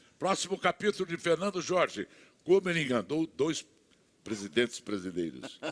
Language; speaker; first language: Portuguese; native; Portuguese